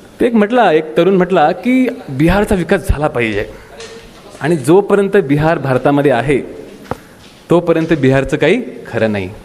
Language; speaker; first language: Marathi; non-native, local second language; Bhili